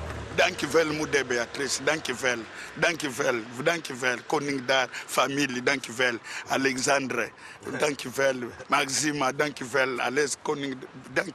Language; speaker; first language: Dutch; non-native, learner; Lingala